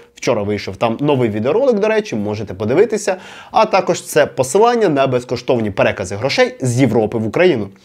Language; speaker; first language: Ukrainian; non-native, local second language; Russian